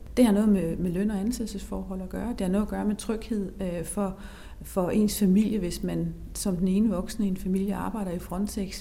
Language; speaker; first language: Danish; native; Danish